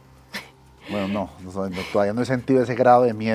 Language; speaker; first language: Spanish; native; Spanish